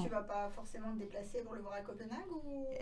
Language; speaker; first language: French; native; French